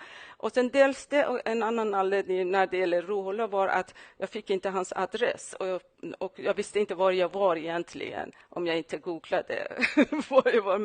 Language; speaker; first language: Swedish; non-native, fluent; Persian